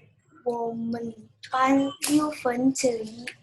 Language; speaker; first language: Chinese; non-native, learner; Indonesian